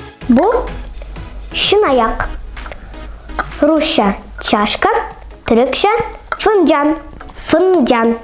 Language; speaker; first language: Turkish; non-native, learner; Tatar